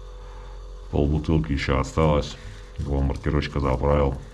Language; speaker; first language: Russian; native; Russian